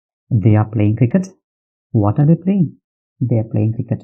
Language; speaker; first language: English; non-native, local second language; Malayalam